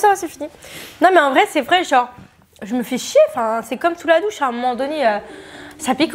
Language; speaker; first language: French; native; French